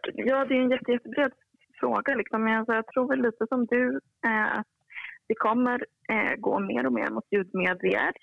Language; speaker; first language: Swedish; native; Swedish